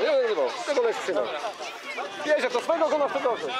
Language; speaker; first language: Polish; native; Polish